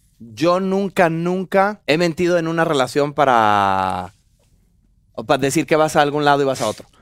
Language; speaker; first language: Spanish; native; Spanish